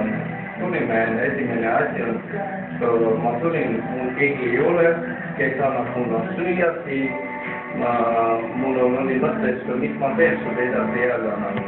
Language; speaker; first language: Estonian; non-native, learner; Armenian